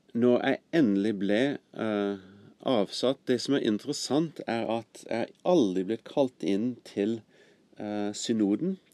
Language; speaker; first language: Norwegian; non-native, fluent; English